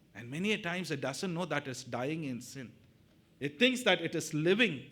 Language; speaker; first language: English; non-native, local second language; Tamil